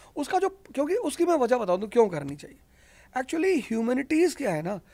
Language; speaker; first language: Hindi; native; Hindi